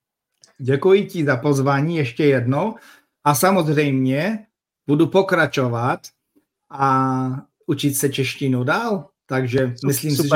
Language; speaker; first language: Czech; non-native, fluent; Polish